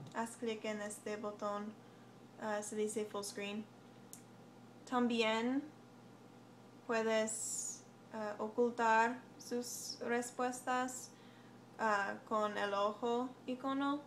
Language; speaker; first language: Spanish; non-native, learner; English